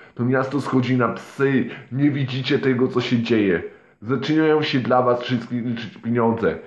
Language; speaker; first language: Polish; non-native, fluent; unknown